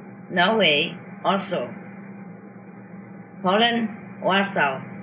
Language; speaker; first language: English; non-native, fluent; Vietnamese